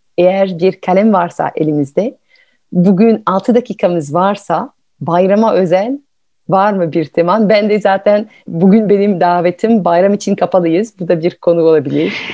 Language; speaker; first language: Turkish; non-native, fluent; French